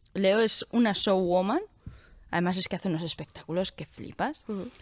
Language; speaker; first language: Spanish; native; Spanish